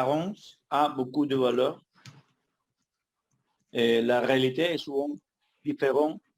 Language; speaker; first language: French; non-native, learner; Spanish